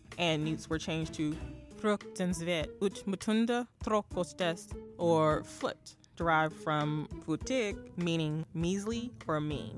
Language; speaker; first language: English; native; English